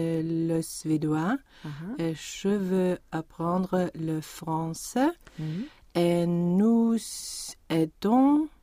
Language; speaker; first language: French; non-native, learner; Swedish